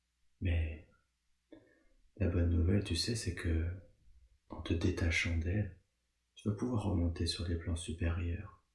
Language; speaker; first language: French; native; French